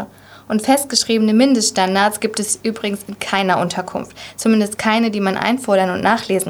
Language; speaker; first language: German; native; German